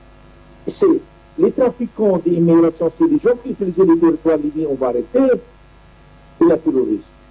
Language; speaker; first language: French; non-native, learner; Arabic